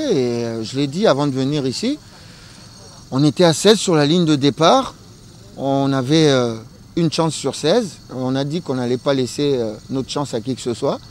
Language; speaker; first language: French; non-native, local second language; Lingala